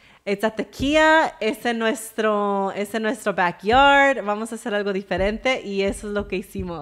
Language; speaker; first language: Spanish; early bilingual, heritage; Spanish